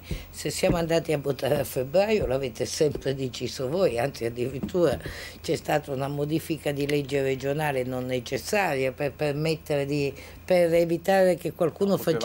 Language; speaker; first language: Italian; native; Italian